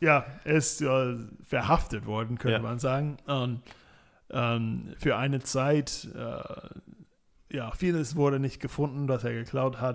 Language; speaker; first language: German; non-native, fluent; English